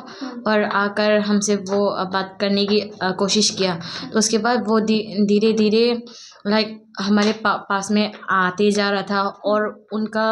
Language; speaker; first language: Hindi; non-native, local second language; Kok Borok